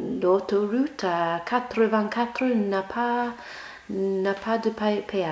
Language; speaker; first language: French; non-native, learner; English